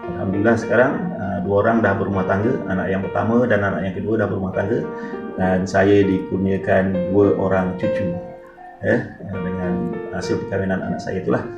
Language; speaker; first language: Malay; native; Malay